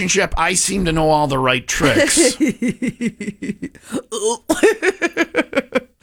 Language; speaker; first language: English; native; English